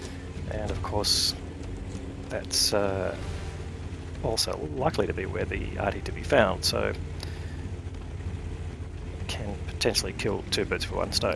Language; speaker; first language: English; native; English